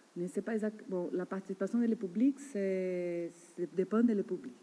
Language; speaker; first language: French; non-native, learner; Portuguese